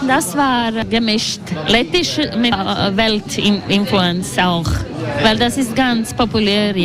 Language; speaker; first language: German; non-native, learner; Latvian